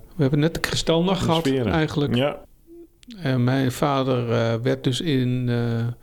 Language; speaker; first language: Dutch; early bilingual, other home language; German